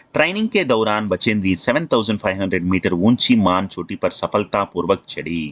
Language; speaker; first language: Hindi; non-native, local second language; Telugu